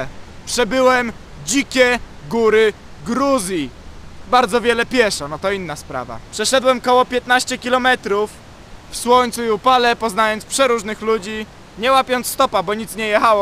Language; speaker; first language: Polish; native; Polish